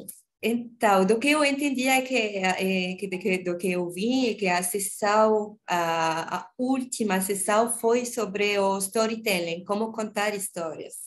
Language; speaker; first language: Portuguese; non-native, learner; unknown